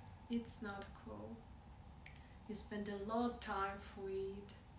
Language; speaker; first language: English; non-native, learner; Russian